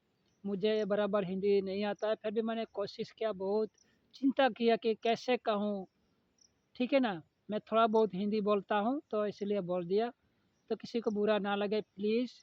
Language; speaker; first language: Hindi; non-native, local second language; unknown